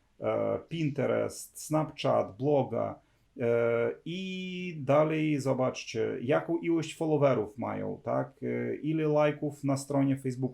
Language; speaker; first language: Polish; non-native, fluent; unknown